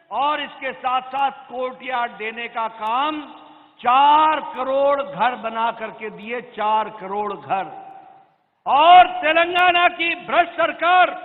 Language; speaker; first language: Hindi; native; Hindi